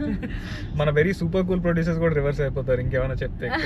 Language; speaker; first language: Telugu; native; Telugu